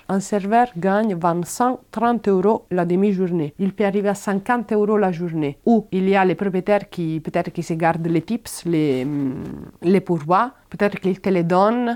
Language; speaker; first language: French; non-native, fluent; Italian